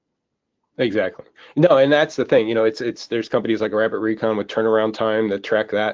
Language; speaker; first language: English; native; English